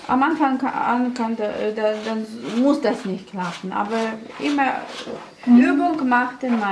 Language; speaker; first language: German; non-native, fluent; Russian